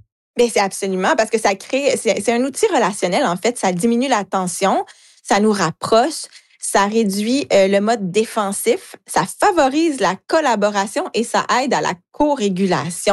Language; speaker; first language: French; native; French